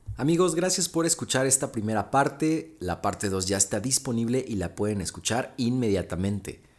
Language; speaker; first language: Spanish; native; Spanish